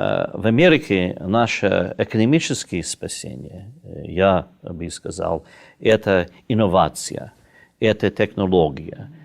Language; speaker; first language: Russian; non-native, fluent; English